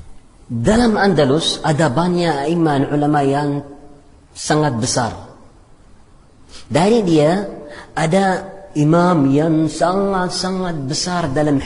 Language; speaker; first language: Indonesian; non-native, fluent; Arabic